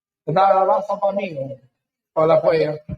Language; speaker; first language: Spanish; non-native, learner; English